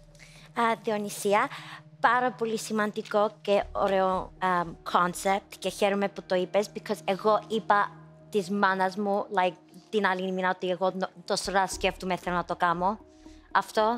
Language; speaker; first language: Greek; early bilingual, heritage; Greek